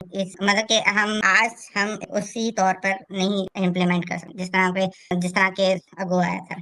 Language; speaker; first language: Urdu; non-native, local second language; Punjabi